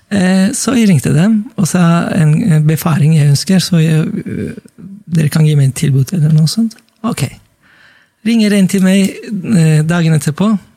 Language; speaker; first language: Norwegian; non-native, fluent; Turkish